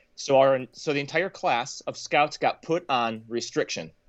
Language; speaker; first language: English; native; English